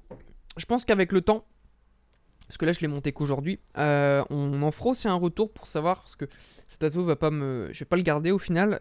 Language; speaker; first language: French; native; French